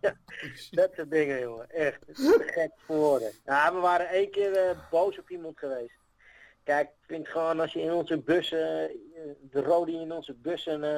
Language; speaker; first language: Dutch; native; Dutch